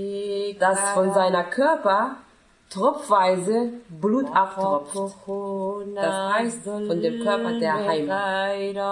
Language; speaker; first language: German; non-native, fluent; Persian